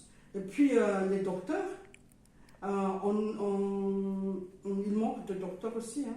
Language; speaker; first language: French; non-native, local second language; Malagasy